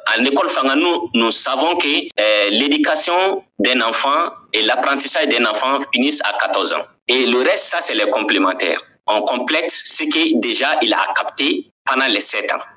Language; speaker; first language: French; non-native, local second language; Bambara